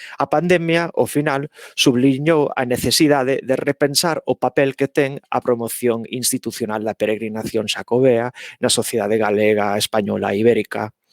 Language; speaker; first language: Galician; non-native, fluent; English